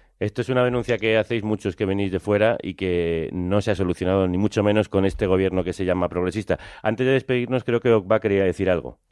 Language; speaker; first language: Spanish; native; Spanish